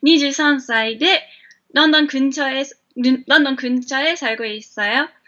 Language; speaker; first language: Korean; non-native, fluent; English